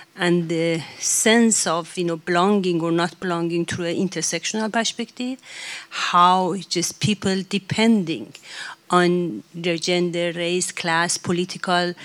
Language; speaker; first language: English; non-native, fluent; Persian